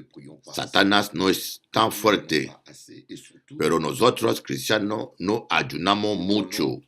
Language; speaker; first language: Spanish; non-native, learner; French